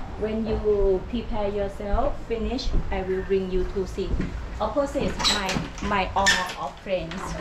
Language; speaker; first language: English; non-native, learner; Thai